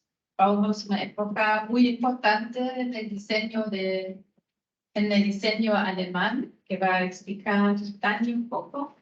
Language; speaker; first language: Spanish; non-native, fluent; German